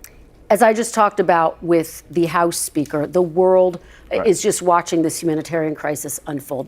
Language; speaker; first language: English; native; English